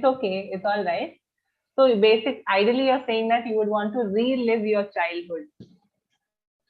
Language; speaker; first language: English; non-native, local second language; Hindi